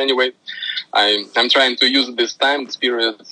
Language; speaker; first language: English; non-native, fluent; Russian